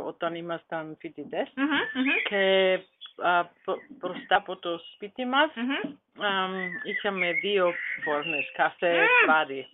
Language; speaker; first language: Greek; non-native, learner; German